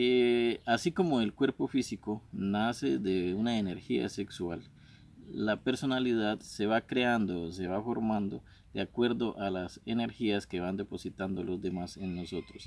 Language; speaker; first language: Spanish; native; Spanish